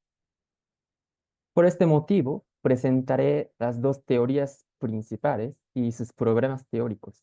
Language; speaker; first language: Spanish; non-native, fluent; Japanese